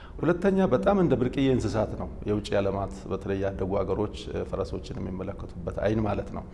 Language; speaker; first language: Amharic; non-native, local second language; Oromo